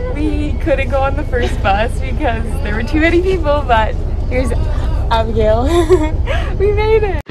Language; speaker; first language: English; native; English